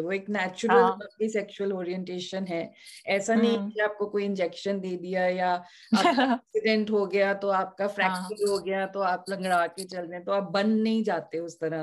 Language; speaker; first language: Hindi; native; Hindi